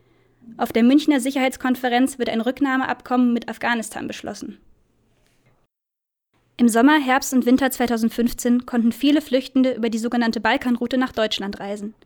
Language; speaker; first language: German; native; German